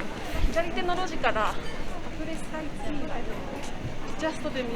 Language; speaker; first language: Japanese; native; Japanese